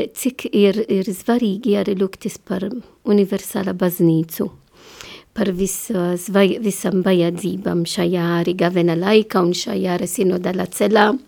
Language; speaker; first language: Latvian; non-native, learner; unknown